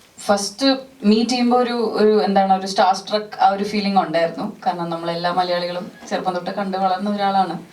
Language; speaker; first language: Malayalam; early bilingual, heritage; Malayalam